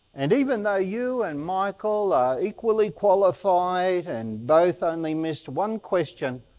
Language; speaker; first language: English; native; English